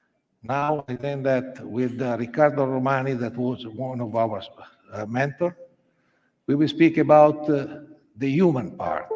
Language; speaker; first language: English; non-native, learner; Italian